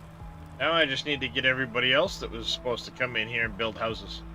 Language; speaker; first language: English; native; English